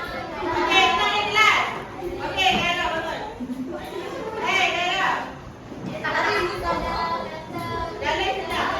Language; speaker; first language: Malay; native; Malay